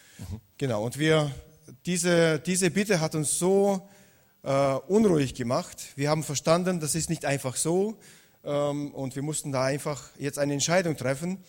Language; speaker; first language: German; non-native, fluent; Russian